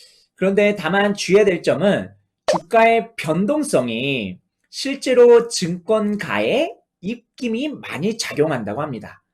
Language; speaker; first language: Korean; native; Korean